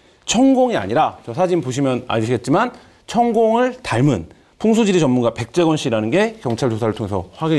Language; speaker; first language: Korean; native; Korean